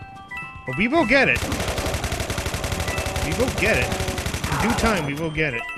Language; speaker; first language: English; native; English